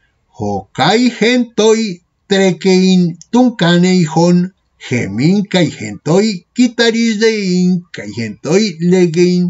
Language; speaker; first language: Greek; non-native, learner; Spanish